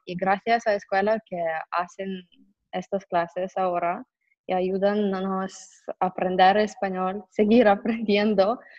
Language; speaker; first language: Spanish; non-native, fluent; Russian